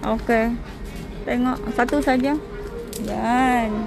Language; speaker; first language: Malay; non-native, learner; Filipino